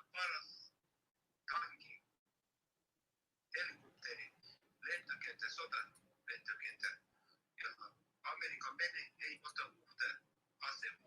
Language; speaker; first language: Finnish; non-native, learner; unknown